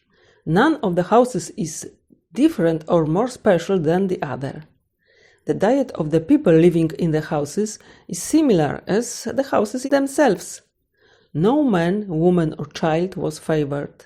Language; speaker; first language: English; non-native, fluent; Polish